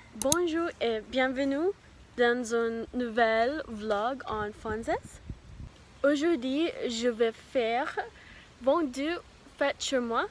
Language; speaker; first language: French; non-native, learner; Filipino